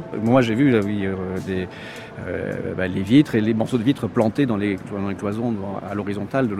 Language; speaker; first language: French; native; French